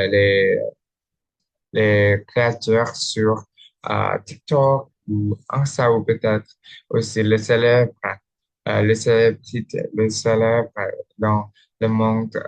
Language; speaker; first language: French; non-native, learner; Indonesian